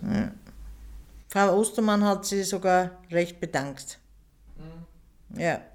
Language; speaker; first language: German; early bilingual, other home language; Turkish